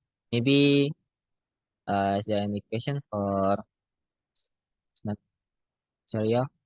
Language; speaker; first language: English; non-native, learner; Indonesian